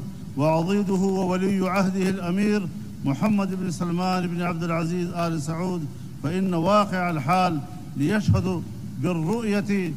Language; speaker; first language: Arabic; non-native, fluent; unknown